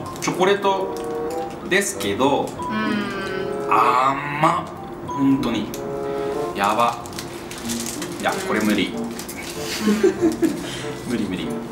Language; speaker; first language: Japanese; non-native, learner; Spanish